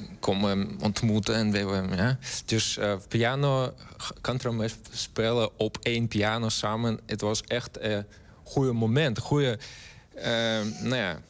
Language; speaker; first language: Dutch; non-native, learner; Russian